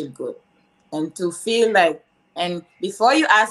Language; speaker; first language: English; non-native, local second language; French